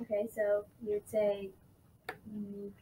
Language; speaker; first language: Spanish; non-native, learner; English